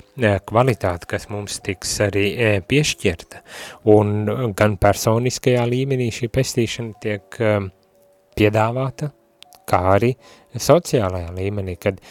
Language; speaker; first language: Latvian; native; Latvian